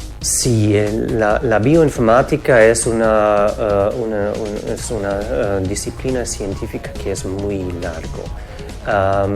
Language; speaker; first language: Spanish; non-native, fluent; German